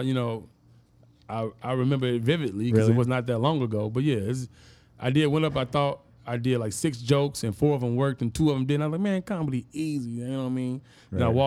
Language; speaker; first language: English; native; English